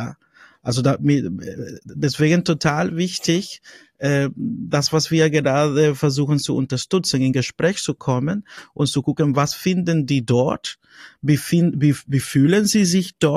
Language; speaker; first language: German; non-native, fluent; Spanish